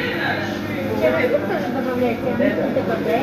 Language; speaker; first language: Russian; non-native, fluent; Tajik